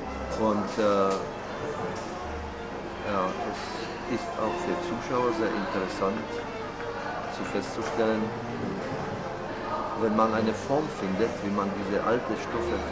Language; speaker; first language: German; non-native, fluent; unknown